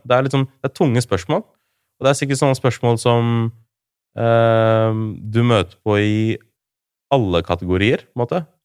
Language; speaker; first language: Norwegian; early bilingual, other home language; Urdu